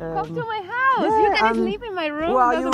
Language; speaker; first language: English; non-native, learner; Spanish